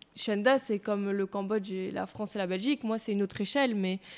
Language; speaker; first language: French; native; French